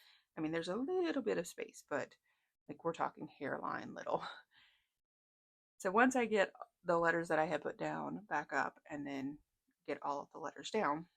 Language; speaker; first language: English; native; English